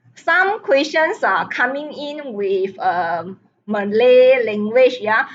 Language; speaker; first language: English; non-native, local second language; Min Nan Chinese